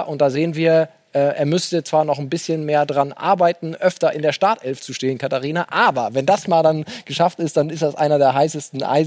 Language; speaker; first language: German; native; German